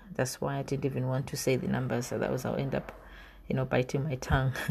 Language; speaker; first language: English; non-native, local second language; North Ndebele